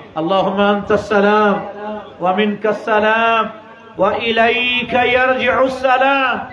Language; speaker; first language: Bangla; non-native, local second language; Urdu